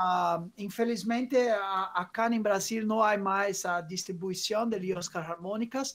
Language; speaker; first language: Spanish; non-native, fluent; Portuguese